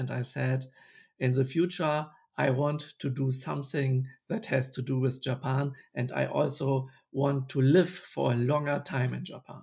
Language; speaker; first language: English; non-native, fluent; German